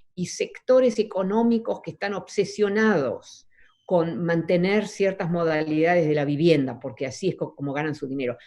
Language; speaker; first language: Spanish; early bilingual, other home language; Dutch